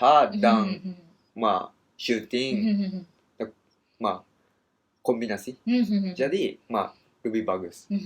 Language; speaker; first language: Indonesian; non-native, learner; Japanese